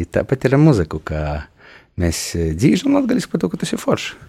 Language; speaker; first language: Latvian; native; Latvian